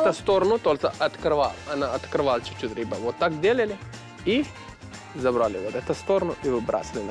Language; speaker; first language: Russian; non-native, learner; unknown